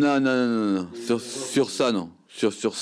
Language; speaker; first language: French; native; French